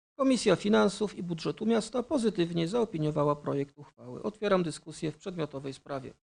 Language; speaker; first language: Polish; native; Polish